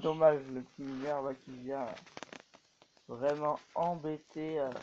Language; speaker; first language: French; native; French